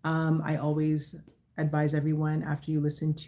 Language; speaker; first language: English; native; English